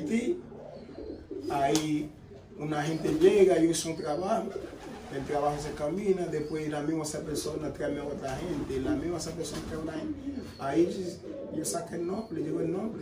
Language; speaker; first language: Spanish; non-native, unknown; Haitian Creole